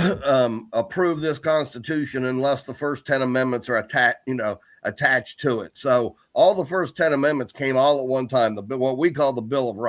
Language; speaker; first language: English; native; English